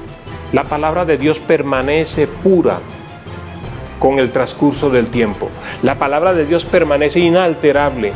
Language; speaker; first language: Spanish; native; Spanish